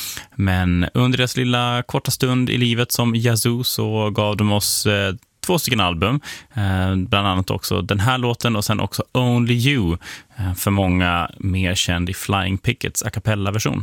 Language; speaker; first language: Swedish; native; Swedish